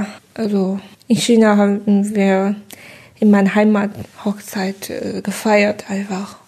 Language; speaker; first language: German; non-native, fluent; Chinese